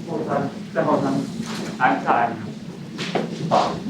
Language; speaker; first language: Chinese; non-native, fluent; Vietnamese